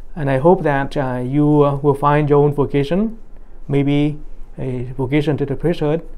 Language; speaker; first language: English; non-native, fluent; Vietnamese